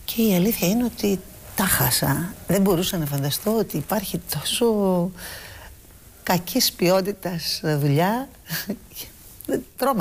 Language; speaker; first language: Greek; native; Greek